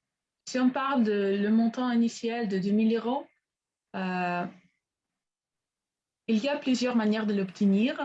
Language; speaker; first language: French; non-native, learner; Spanish